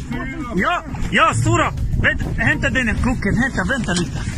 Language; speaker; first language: Swedish; non-native, learner; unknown